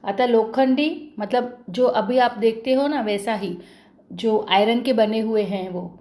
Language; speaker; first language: Hindi; non-native, local second language; Marathi